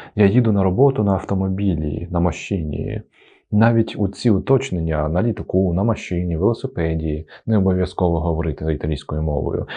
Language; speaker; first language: Ukrainian; non-native, fluent; Italian